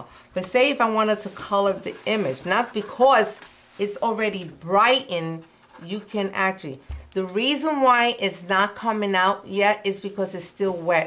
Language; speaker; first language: English; non-native, fluent; Spanish